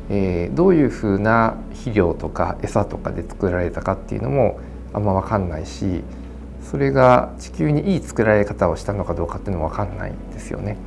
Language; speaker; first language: Japanese; native; Japanese